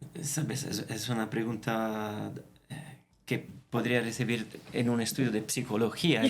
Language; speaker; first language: Spanish; non-native, fluent; Italian